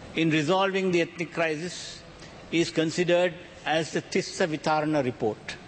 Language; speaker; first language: English; non-native, local second language; Tamil